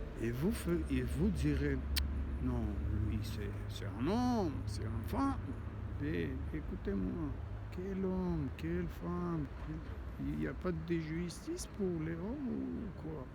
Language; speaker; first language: French; non-native, learner; Armenian